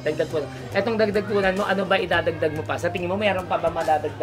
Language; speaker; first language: Filipino; native; Filipino